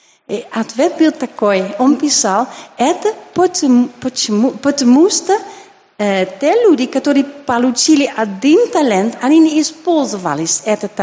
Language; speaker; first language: Russian; non-native, learner; Dutch